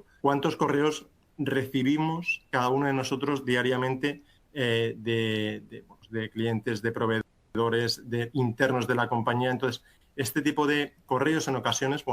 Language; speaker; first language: Spanish; native; Spanish